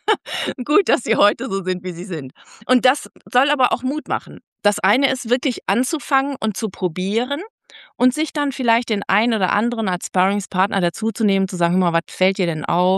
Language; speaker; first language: German; native; German